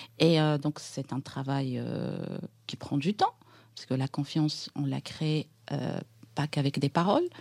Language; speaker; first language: French; non-native, local second language; Arabic